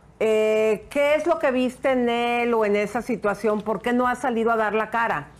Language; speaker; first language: Spanish; native; Spanish